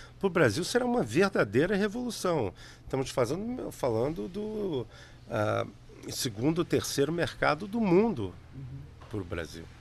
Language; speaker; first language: Portuguese; native; Portuguese